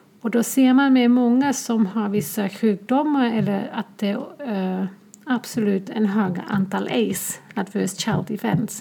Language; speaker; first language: Swedish; non-native, fluent; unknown